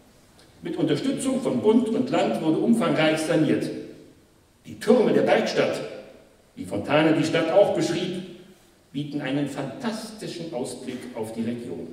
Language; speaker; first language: German; native; German